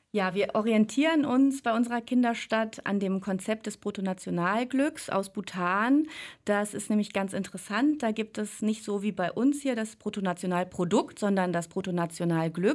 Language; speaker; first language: German; native; German